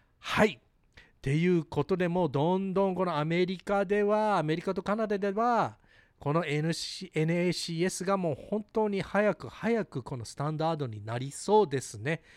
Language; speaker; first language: Japanese; early bilingual, heritage; Japanese